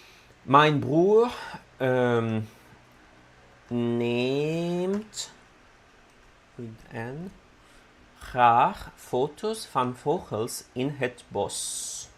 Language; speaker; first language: Dutch; non-native, learner; Italian